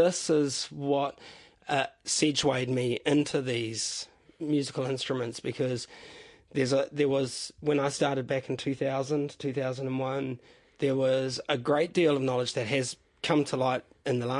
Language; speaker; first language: English; native; English